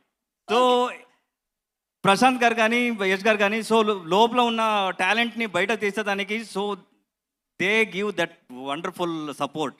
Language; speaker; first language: Telugu; non-native, learner; Kannada